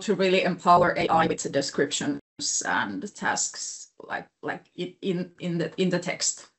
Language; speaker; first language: English; non-native, fluent; Finnish